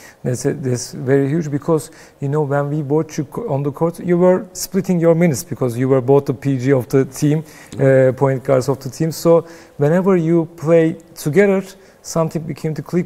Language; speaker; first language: English; non-native, fluent; Turkish